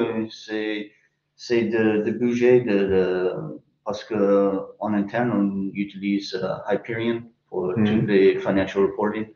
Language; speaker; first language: French; non-native, fluent; English